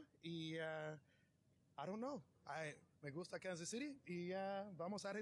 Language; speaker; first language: Spanish; non-native, learner; English